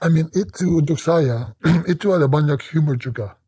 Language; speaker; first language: Indonesian; non-native, learner; English